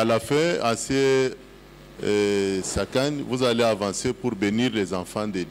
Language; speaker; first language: French; non-native, local second language; Lingala